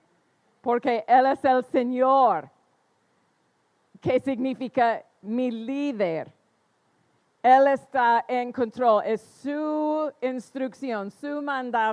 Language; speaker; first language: Spanish; non-native, fluent; English